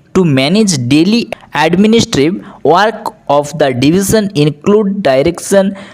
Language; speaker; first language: English; non-native, local second language; Bangla